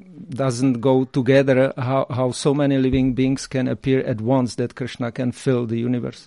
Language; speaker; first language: English; non-native, fluent; Czech